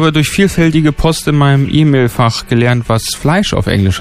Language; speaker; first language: German; native; German